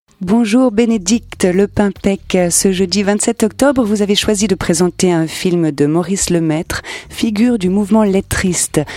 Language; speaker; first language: French; native; French